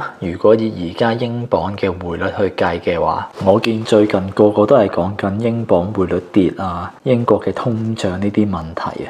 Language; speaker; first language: Cantonese; native; Cantonese